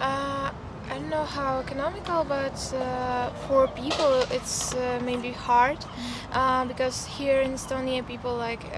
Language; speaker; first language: English; non-native, learner; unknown